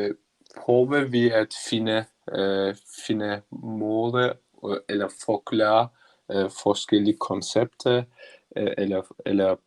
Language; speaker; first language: Danish; non-native, learner; Turkish